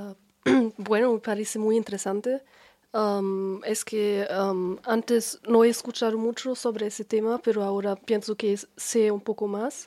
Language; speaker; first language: Spanish; non-native, learner; German